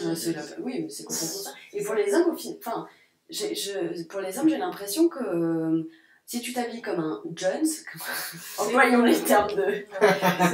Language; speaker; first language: French; native; French